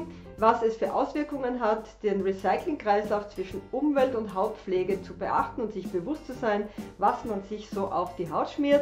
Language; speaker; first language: German; native; German